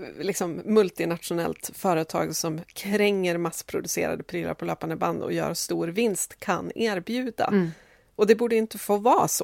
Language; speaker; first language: Swedish; native; Swedish